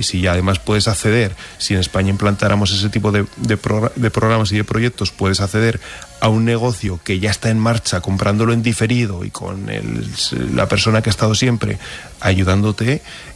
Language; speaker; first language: Spanish; native; Spanish